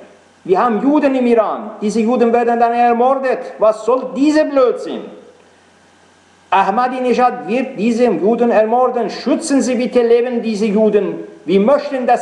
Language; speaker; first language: German; non-native, fluent; Persian